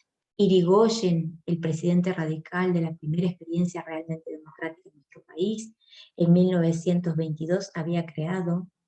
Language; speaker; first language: Spanish; native; Spanish